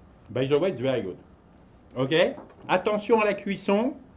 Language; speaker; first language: English; non-native, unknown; French